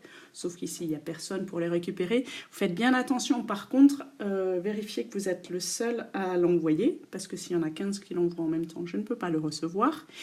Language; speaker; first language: French; native; French